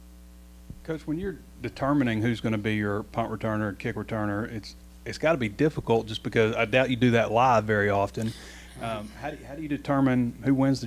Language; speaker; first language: English; native; English